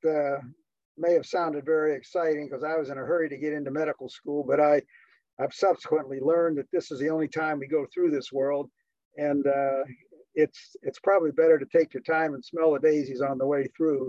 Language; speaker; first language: English; native; English